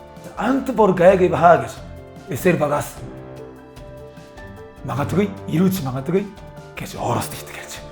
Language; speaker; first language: Mongolian; non-native, learner; Korean